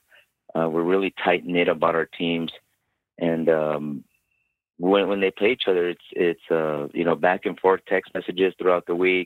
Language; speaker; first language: English; native; English